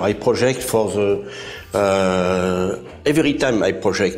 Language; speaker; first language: English; non-native, learner; French